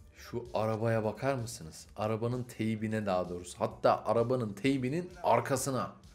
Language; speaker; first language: Turkish; native; Turkish